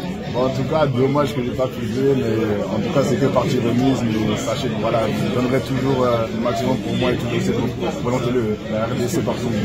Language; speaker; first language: French; native; French